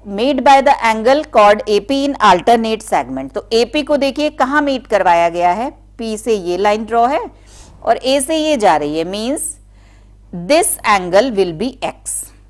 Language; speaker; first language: Hindi; native; Hindi